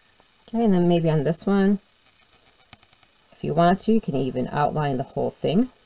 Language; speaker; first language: English; native; English